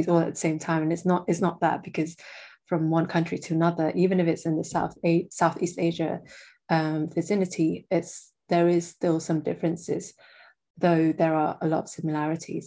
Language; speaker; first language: English; native; English